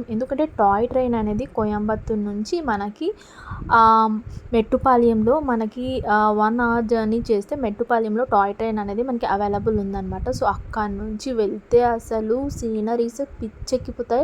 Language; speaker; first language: Telugu; native; Telugu